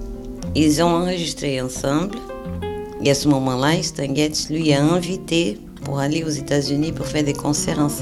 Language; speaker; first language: French; native; French